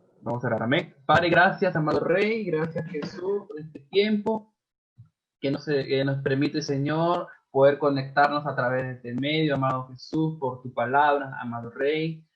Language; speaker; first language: Spanish; native; Spanish